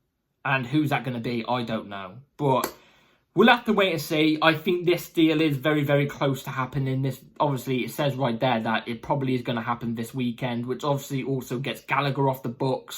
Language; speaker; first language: English; native; English